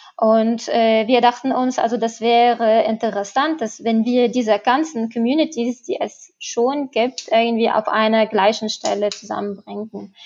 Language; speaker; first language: German; non-native, fluent; Arabic